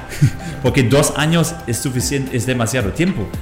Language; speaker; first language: Spanish; non-native, fluent; German